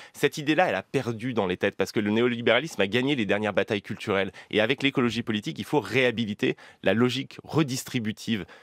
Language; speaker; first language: French; native; French